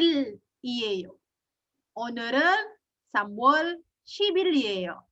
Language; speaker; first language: Korean; non-native, fluent; Indonesian